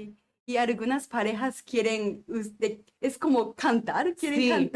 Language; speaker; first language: Spanish; non-native, learner; Japanese